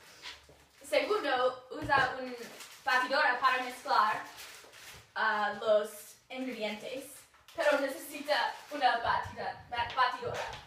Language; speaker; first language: Spanish; non-native, learner; English